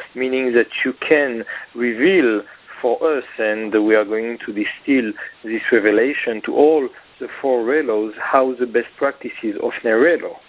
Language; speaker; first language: English; non-native, fluent; French